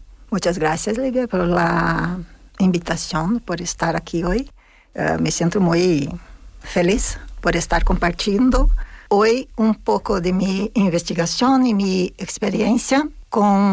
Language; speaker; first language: Spanish; non-native, fluent; Portuguese